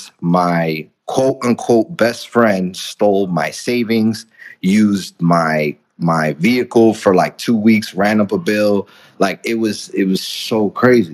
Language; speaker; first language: English; early bilingual, other home language; Spanish